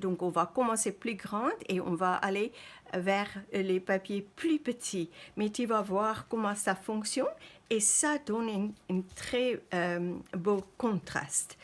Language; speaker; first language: French; non-native, fluent; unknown